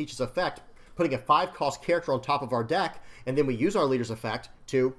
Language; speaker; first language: English; native; English